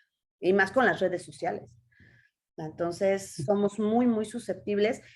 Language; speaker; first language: Spanish; native; Spanish